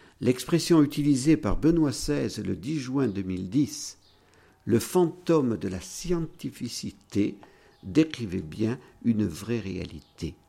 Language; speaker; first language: French; native; French